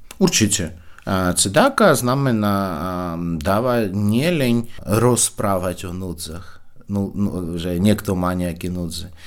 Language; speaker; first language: Slovak; non-native, fluent; Russian